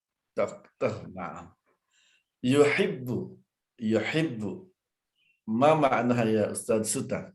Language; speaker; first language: Arabic; non-native, fluent; Indonesian